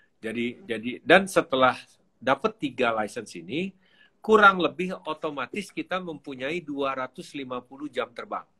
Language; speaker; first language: Indonesian; native; Indonesian